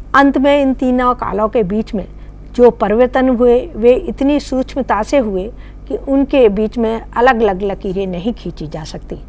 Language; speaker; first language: Hindi; native; Hindi